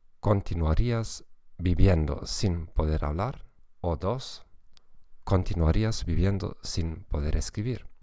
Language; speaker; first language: Spanish; non-native, fluent; German